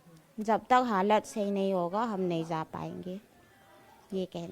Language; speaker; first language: Hindi; non-native, local second language; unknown